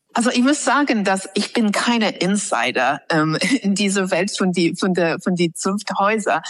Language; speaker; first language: German; non-native, fluent; English